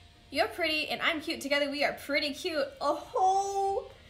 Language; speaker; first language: English; native; English